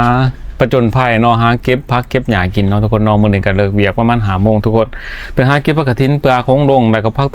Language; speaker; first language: Thai; non-native, local second language; Northeastern Thai